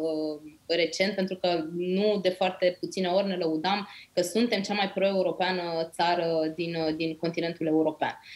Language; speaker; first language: Romanian; native; Romanian